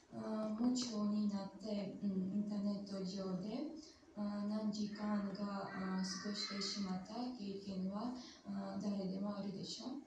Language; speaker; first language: Japanese; non-native, fluent; Armenian